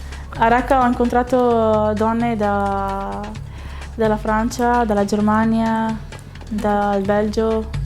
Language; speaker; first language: Italian; early bilingual, other home language; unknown